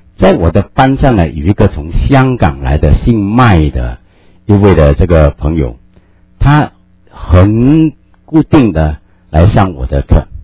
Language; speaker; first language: Chinese; native; Chinese